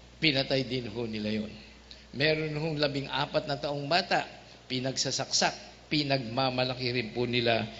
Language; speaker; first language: Filipino; native; Filipino